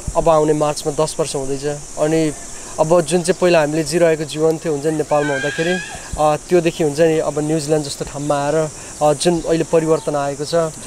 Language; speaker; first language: Nepali; native; Nepali